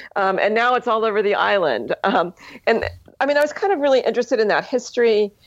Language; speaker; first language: English; native; English